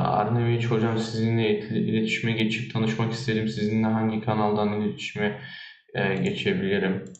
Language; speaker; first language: Turkish; early bilingual, heritage; Turkish